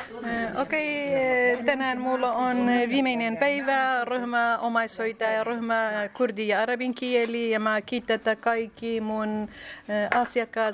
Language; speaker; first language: Finnish; non-native, learner; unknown